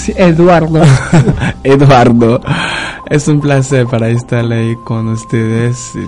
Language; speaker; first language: Spanish; non-native, learner; Haitian Creole